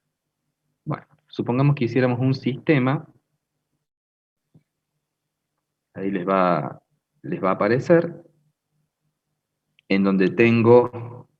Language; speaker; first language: Spanish; native; Spanish